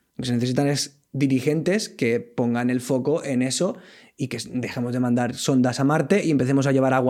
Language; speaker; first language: Spanish; non-native, local second language; Catalan